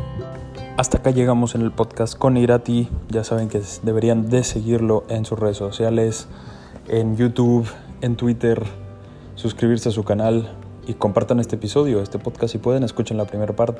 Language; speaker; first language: Spanish; native; Spanish